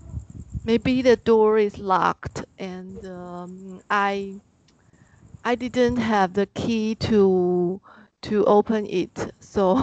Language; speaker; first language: English; non-native, learner; Chinese